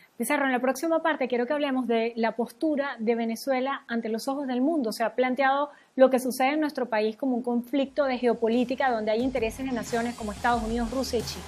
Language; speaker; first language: Spanish; native; Spanish